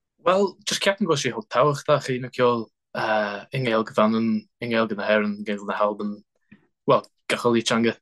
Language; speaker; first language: Irish; non-native, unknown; English